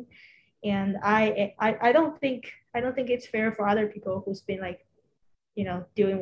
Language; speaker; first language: English; non-native, fluent; Chinese